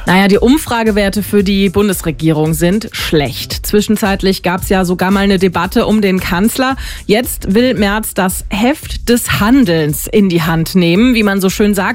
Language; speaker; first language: German; native; German